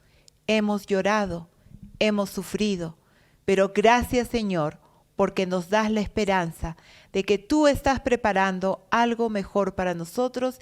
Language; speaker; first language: Spanish; native; Spanish